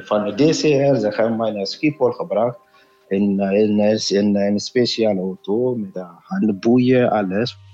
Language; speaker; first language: Dutch; non-native, fluent; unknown